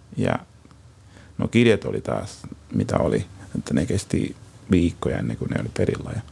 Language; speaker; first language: Finnish; non-native, fluent; Spanish